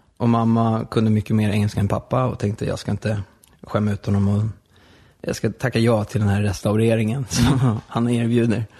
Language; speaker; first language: Swedish; native; Swedish